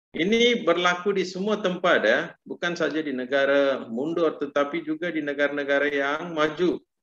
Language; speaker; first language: Malay; non-native, local second language; Tamil